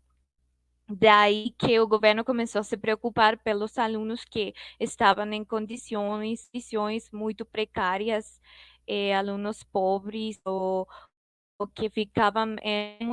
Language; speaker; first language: Portuguese; non-native, fluent; Spanish